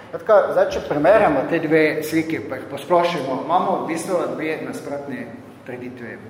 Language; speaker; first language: Slovenian; native; Slovenian